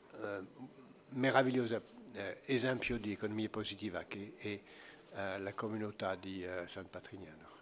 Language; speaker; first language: Italian; non-native, fluent; French